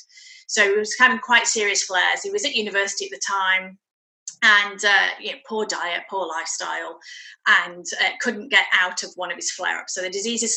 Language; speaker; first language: English; native; English